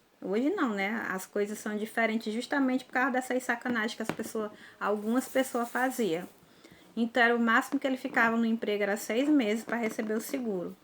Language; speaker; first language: Portuguese; native; Portuguese